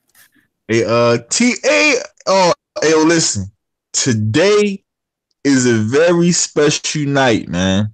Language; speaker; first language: English; native; English